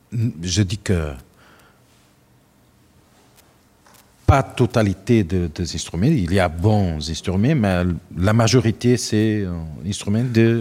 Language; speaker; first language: French; non-native, learner; Portuguese